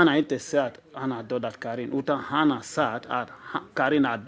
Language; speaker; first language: Swedish; non-native, fluent; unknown